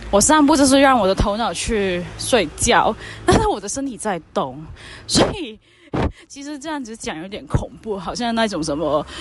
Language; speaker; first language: Chinese; non-native, fluent; Cantonese